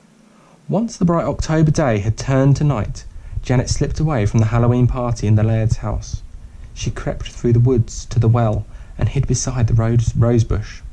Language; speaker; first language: English; native; English